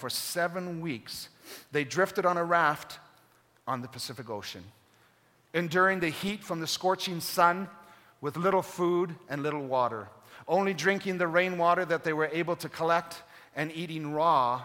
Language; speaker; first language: English; native; English